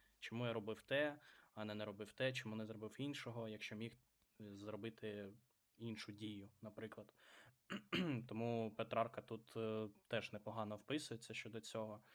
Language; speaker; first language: Ukrainian; non-native, local second language; Russian